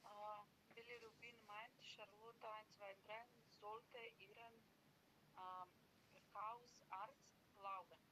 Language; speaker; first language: German; non-native, learner; Macedonian